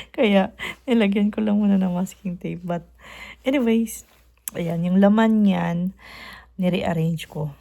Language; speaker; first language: Filipino; non-native, local second language; Cebuano